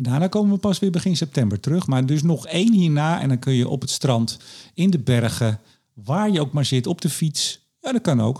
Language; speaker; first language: Dutch; native; Dutch